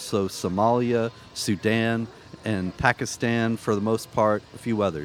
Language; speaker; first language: English; native; English